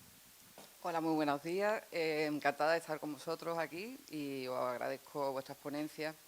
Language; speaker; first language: Spanish; native; Spanish